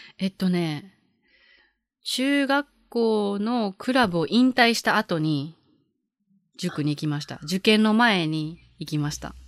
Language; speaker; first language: Japanese; native; Japanese